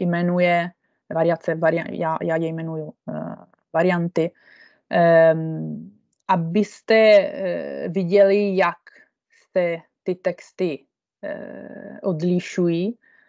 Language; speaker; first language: Czech; non-native, fluent; Italian